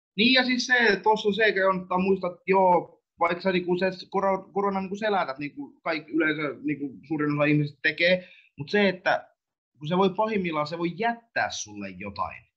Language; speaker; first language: Finnish; native; Finnish